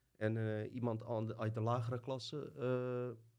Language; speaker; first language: Dutch; early bilingual, other home language; Bosnian